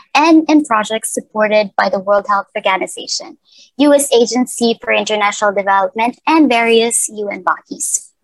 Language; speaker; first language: English; non-native, local second language; Cebuano